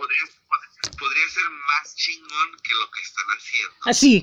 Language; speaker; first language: Spanish; early bilingual, heritage; Spanish